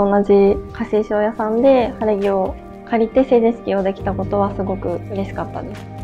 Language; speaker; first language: Japanese; native; Japanese